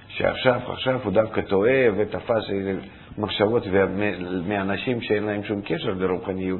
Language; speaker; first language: Hebrew; non-native, fluent; Russian